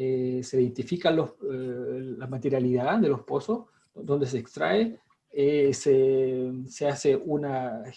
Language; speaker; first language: Spanish; native; Spanish